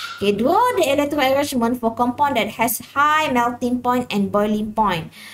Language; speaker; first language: English; non-native, local second language; Malay